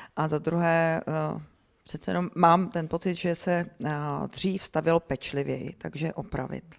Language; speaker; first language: Czech; native; Czech